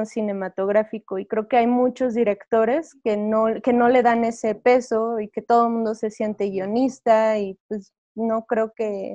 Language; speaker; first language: Spanish; native; Spanish